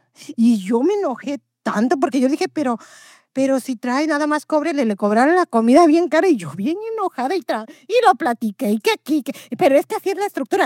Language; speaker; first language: Spanish; native; Spanish